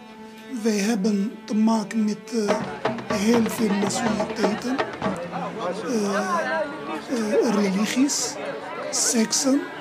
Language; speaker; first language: Dutch; non-native, fluent; Arabic